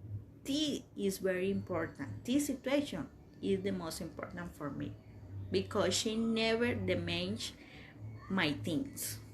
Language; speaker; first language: English; non-native, learner; Spanish